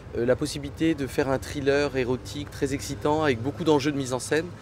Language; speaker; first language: French; native; French